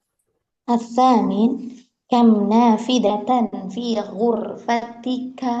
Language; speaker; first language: Arabic; non-native, learner; Indonesian